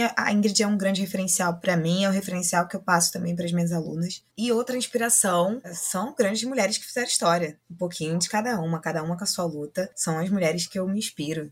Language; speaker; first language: Portuguese; native; Portuguese